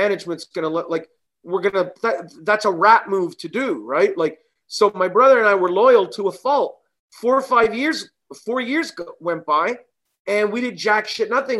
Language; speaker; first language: English; native; English